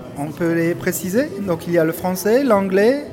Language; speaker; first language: French; native; French